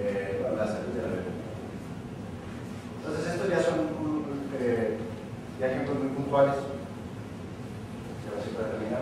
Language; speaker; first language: Spanish; native; Spanish